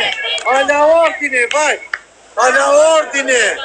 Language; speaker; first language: Italian; non-native, learner; Albanian